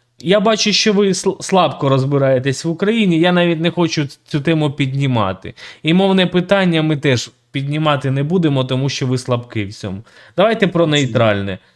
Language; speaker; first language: Ukrainian; native; Ukrainian